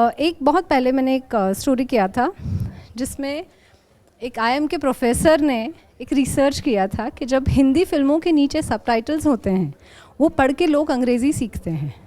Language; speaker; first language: Hindi; native; Hindi